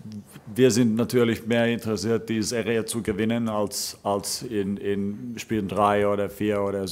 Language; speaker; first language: German; non-native, fluent; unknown